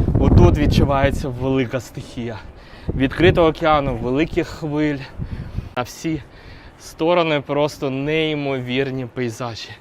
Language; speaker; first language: Ukrainian; native; Ukrainian